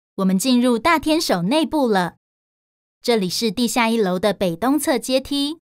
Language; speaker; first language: Chinese; native; Chinese